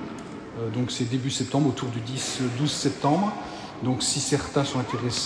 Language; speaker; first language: French; native; French